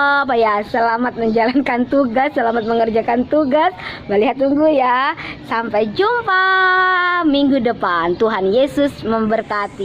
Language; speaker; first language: Indonesian; non-native, local second language; Javanese